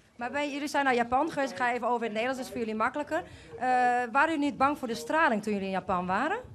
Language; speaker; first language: Dutch; non-native, fluent; Thai